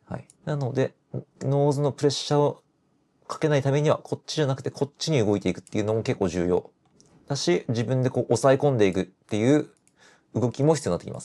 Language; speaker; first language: Japanese; native; Japanese